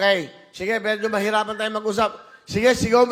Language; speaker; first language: Filipino; native; Filipino